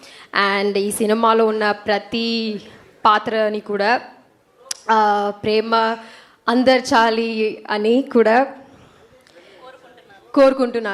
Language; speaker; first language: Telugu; non-native, learner; English